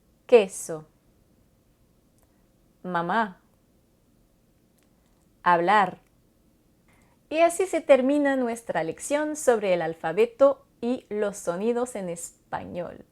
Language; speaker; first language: Spanish; non-native, fluent; French